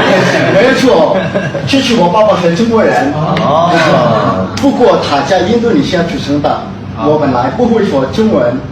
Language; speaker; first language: Chinese; non-native, learner; Indonesian